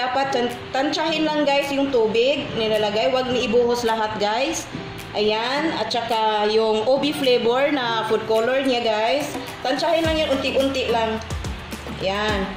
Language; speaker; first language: Filipino; non-native, local second language; Cebuano